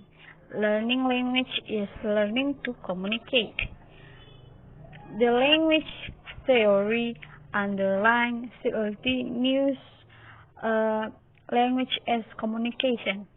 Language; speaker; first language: English; non-native, learner; Indonesian